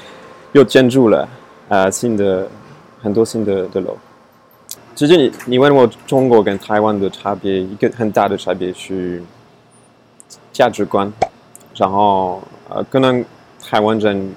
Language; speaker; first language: Chinese; non-native, fluent; French